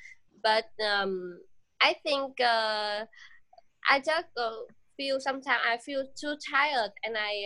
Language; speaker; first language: English; non-native, learner; Vietnamese